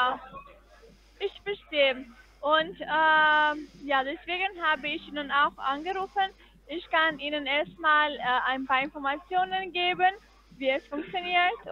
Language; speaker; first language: German; non-native, fluent; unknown